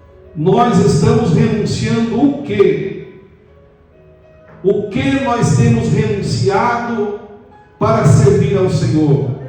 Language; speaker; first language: Portuguese; native; Portuguese